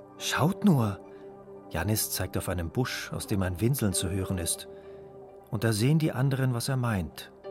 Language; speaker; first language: German; native; German